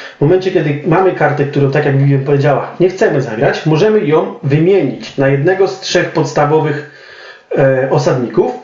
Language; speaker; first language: Polish; native; Polish